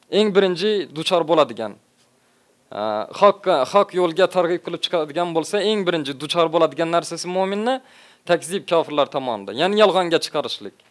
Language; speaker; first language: Uzbek; native; Uzbek